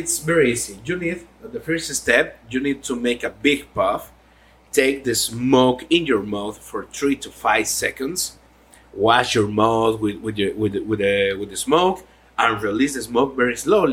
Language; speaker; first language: English; non-native, learner; Spanish